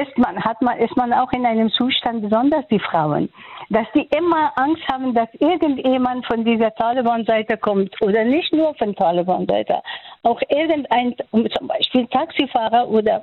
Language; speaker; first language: German; non-native, fluent; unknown